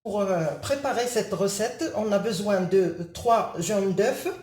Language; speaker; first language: French; non-native, local second language; Arabic